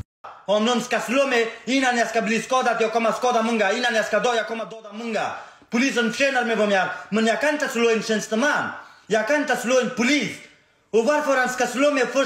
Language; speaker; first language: Swedish; non-native, learner; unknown